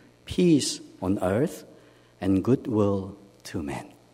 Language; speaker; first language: English; non-native, fluent; Korean